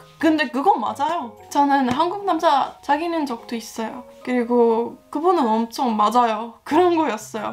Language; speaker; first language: Korean; non-native, fluent; Estonian